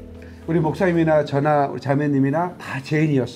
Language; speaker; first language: Korean; native; Korean